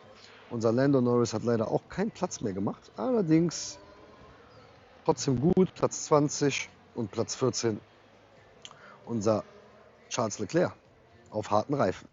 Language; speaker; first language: German; native; German